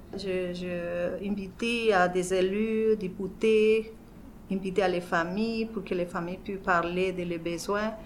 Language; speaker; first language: French; non-native, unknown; Spanish